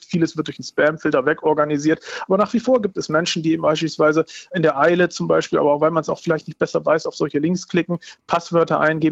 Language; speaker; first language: German; native; German